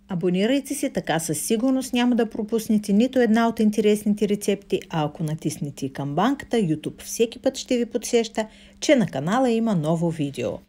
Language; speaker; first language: Bulgarian; non-native, fluent; Russian